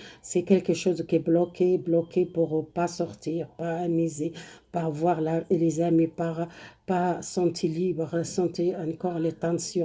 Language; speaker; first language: French; non-native, learner; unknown